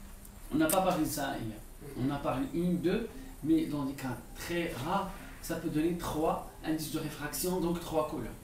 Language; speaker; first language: French; non-native, local second language; Arabic